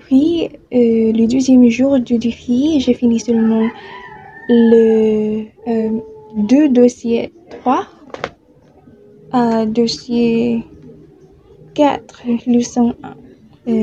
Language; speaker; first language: French; non-native, learner; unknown